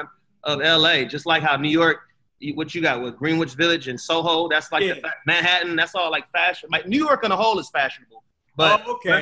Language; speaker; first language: English; native; English